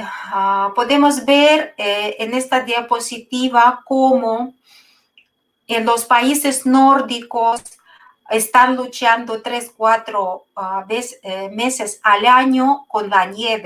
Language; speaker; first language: Spanish; non-native, fluent; Russian